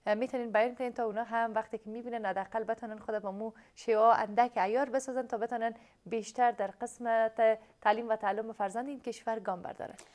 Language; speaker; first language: Persian; native; Persian